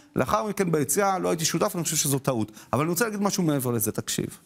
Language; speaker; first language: Hebrew; native; Hebrew